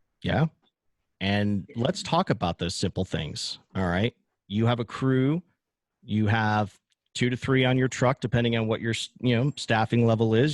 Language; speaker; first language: English; native; English